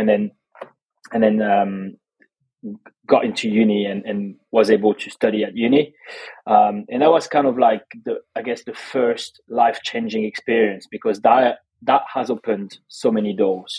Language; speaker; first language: English; non-native, fluent; French